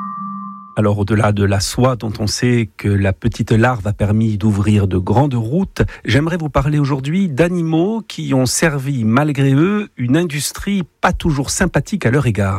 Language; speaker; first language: French; native; French